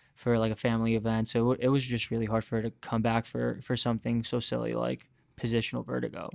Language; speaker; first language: English; native; English